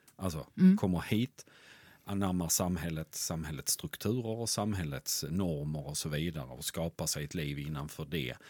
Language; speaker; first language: Swedish; native; Swedish